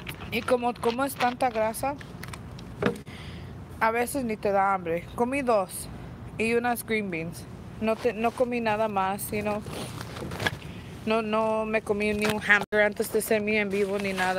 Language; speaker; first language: Spanish; native; Spanish